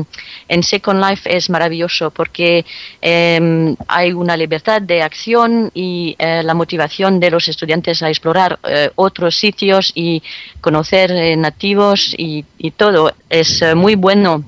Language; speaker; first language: Spanish; non-native, fluent; French